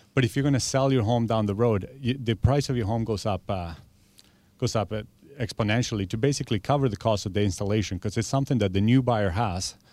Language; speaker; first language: English; early bilingual, other home language; Spanish